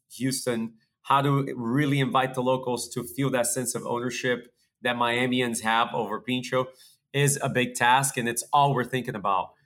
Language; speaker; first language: English; early bilingual, other home language; Portuguese